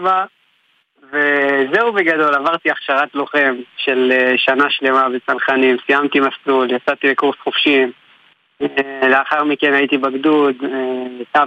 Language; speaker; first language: Hebrew; native; Hebrew